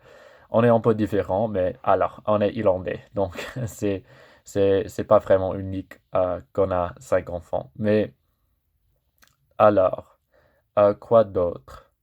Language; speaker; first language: French; non-native, fluent; English